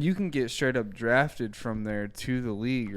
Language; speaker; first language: English; native; English